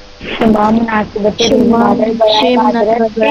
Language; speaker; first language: Persian; non-native, learner; Urdu